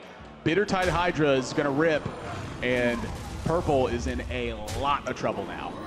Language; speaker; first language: English; native; English